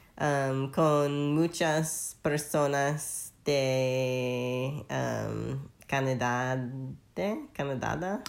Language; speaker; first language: Spanish; non-native, learner; English